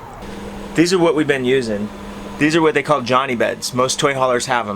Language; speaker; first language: English; native; English